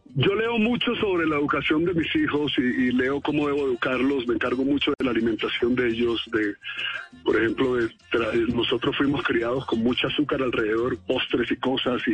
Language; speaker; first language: Spanish; native; Spanish